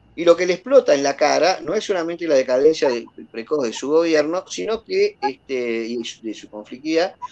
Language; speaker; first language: Spanish; native; Spanish